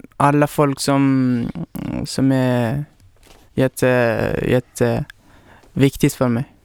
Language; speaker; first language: Swedish; non-native, fluent; Persian